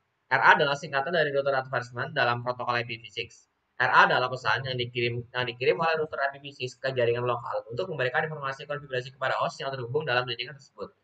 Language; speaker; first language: Indonesian; native; Indonesian